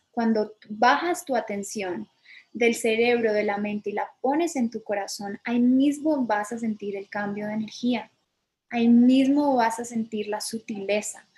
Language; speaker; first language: Spanish; early bilingual, other home language; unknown